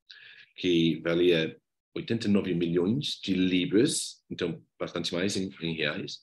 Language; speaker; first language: Portuguese; non-native, fluent; English